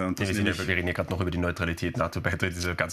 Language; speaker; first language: German; native; German